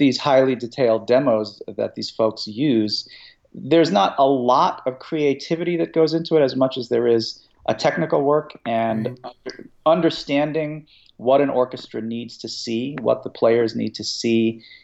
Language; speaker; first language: English; native; English